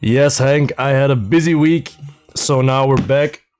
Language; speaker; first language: English; non-native, fluent; Dutch